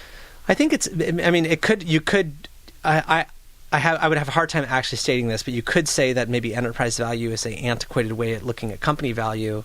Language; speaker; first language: English; native; English